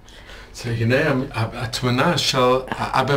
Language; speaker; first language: Hebrew; non-native, learner; English